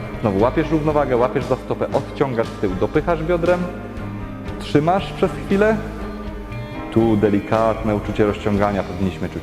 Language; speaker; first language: Polish; native; Polish